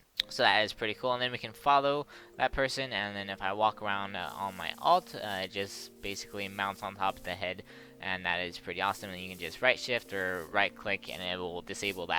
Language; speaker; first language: English; native; English